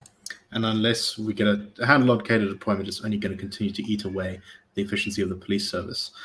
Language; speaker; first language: English; native; English